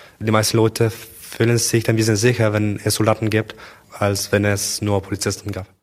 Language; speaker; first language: German; non-native, learner; Spanish